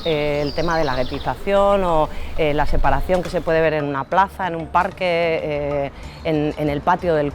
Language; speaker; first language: Spanish; native; Spanish